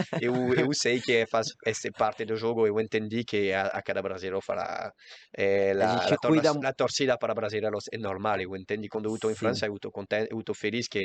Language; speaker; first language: Portuguese; non-native, learner; French